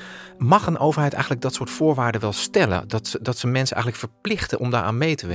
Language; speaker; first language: Dutch; native; Dutch